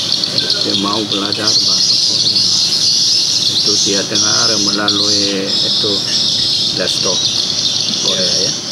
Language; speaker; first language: Indonesian; non-native, learner; Korean